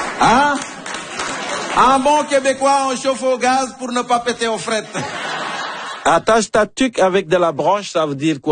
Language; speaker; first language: French; native; French